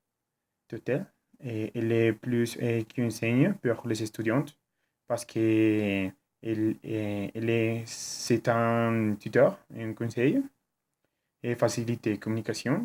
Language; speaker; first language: French; non-native, learner; Spanish